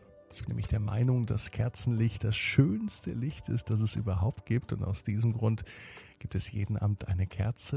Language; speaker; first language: German; native; German